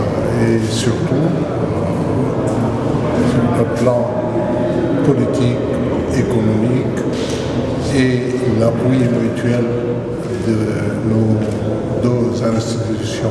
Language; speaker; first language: French; non-native, local second language; Arabic